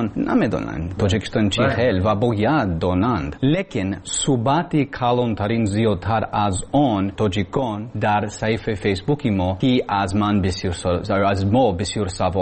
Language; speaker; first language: Persian; non-native, learner; English